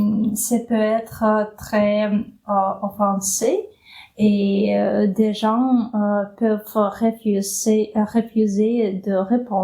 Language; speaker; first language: French; non-native, fluent; Ukrainian